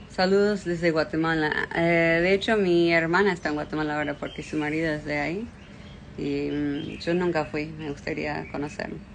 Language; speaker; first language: Spanish; non-native, fluent; English